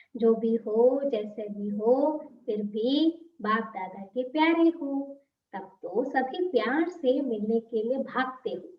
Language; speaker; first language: Hindi; non-native, local second language; Telugu